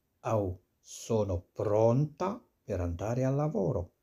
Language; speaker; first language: Italian; non-native, fluent; Arabic